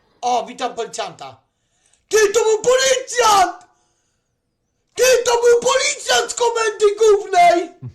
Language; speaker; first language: Polish; native; Polish